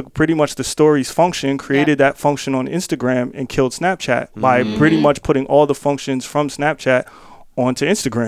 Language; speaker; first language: English; native; English